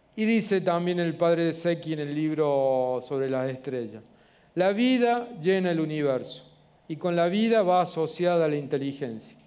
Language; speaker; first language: Spanish; native; Spanish